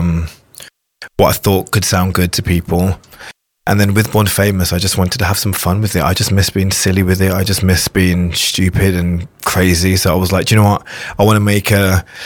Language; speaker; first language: English; native; English